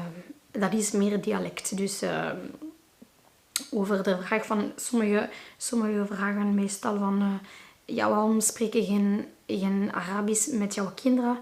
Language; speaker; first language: Dutch; non-native, local second language; Arabic